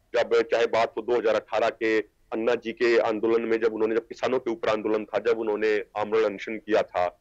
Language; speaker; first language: Hindi; native; Hindi